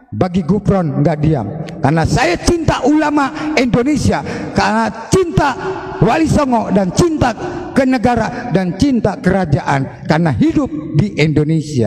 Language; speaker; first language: Indonesian; non-native, local second language; Sundanese